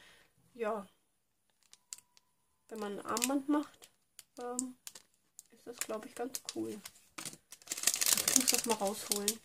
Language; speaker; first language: German; native; German